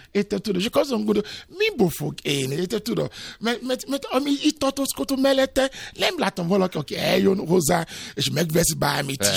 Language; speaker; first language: Hungarian; non-native, fluent; Yoruba